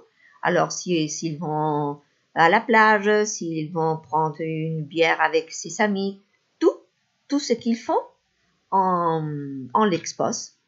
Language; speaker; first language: French; non-native, fluent; Spanish